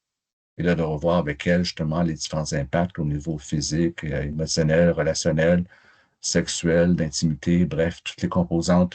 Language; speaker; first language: French; native; French